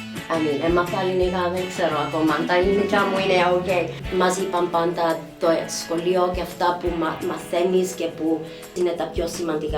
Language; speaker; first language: Greek; early bilingual, heritage; English